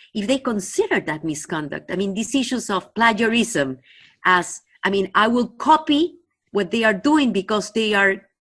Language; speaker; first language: English; non-native, fluent; Spanish